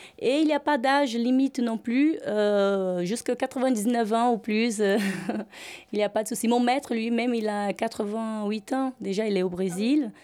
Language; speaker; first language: French; non-native, fluent; Portuguese